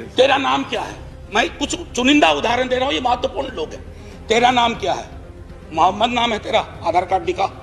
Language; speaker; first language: Hindi; native; Hindi